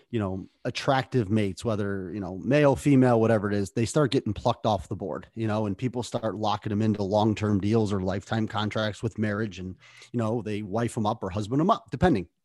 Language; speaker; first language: English; native; English